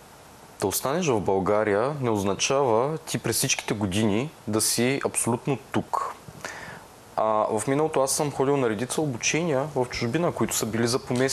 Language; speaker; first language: Bulgarian; native; Bulgarian